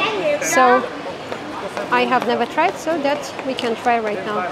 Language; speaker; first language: English; non-native, learner; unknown